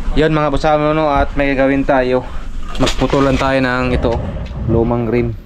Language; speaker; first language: Filipino; non-native, local second language; Cebuano